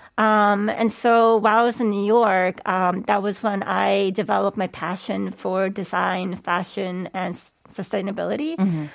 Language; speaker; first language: English; native; English